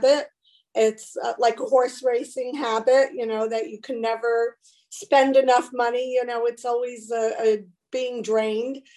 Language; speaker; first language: English; native; English